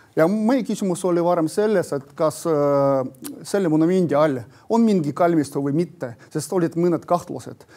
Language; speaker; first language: Estonian; non-native, local second language; Russian